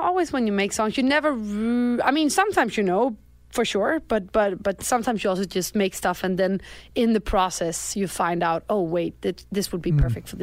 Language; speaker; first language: English; non-native, fluent; Danish